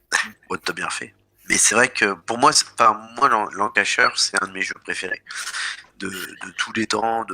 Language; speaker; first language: French; native; French